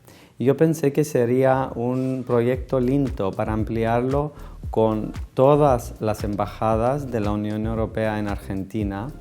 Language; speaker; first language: Spanish; non-native, fluent; Greek